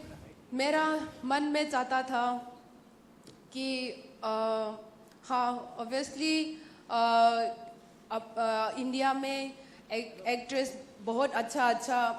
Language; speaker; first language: Hindi; non-native, local second language; Manipuri